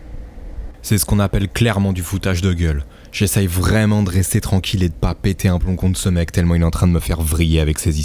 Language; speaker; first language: French; native; French